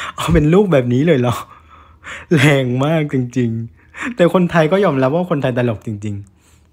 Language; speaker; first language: Thai; non-native, fluent; Vietnamese